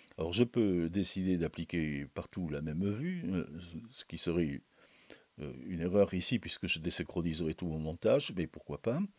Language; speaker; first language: French; native; French